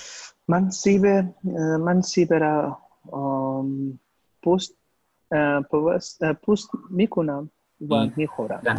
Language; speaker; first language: Persian; non-native, learner; Urdu